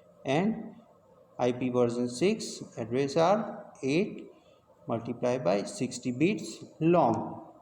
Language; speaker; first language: English; non-native, local second language; Gujarati